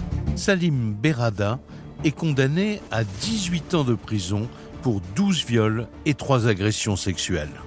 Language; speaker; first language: French; native; French